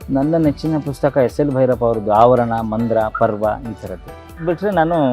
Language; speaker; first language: Kannada; native; Kannada